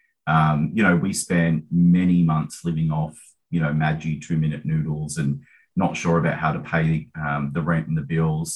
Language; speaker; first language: English; native; English